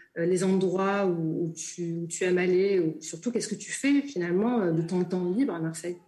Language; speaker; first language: French; native; French